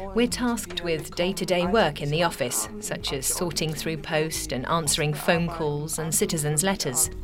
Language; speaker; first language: English; non-native, fluent; Turkish